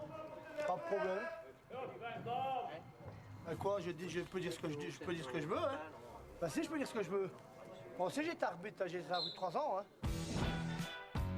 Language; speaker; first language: French; native; French